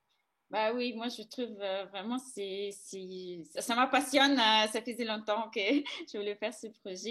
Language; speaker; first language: French; non-native, fluent; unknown